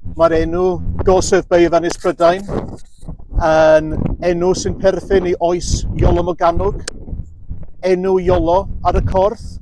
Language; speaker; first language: Welsh; early bilingual, heritage; Welsh